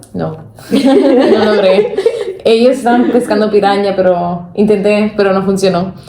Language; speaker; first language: Spanish; non-native, fluent; Italian